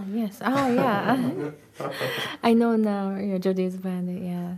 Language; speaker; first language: English; non-native, learner; Japanese